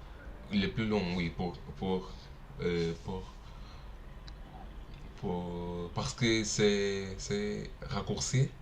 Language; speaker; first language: French; non-native, learner; Portuguese